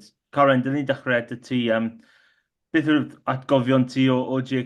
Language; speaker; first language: Welsh; non-native, local second language; English